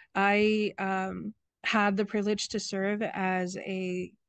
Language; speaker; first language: English; native; English